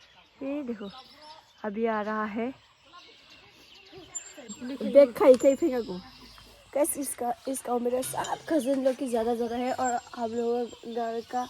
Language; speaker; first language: Hindi; non-native, local second language; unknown